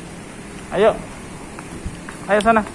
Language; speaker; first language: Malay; non-native, local second language; Javanese